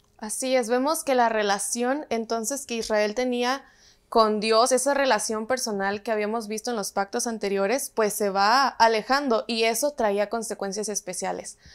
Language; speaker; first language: Spanish; native; Spanish